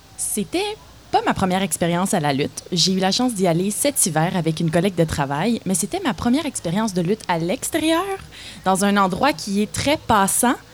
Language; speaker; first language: French; native; French